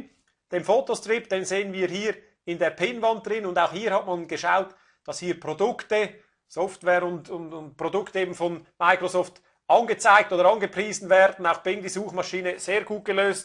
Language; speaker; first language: German; native; German